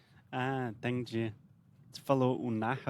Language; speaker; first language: Portuguese; non-native, fluent; English